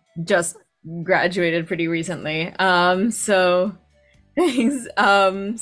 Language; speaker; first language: English; non-native, local second language; Filipino